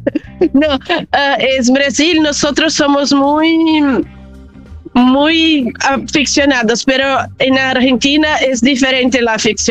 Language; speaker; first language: Spanish; non-native, fluent; Portuguese